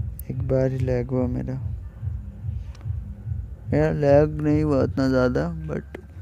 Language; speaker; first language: Hindi; non-native, local second language; Bangla